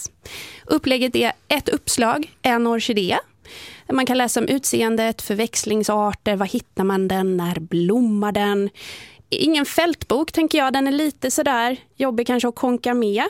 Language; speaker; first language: Swedish; native; Swedish